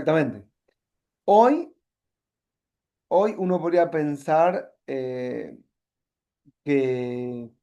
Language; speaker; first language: Spanish; native; Spanish